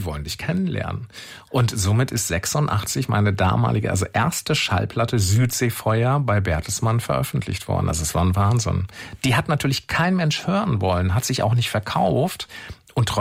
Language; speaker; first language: German; native; German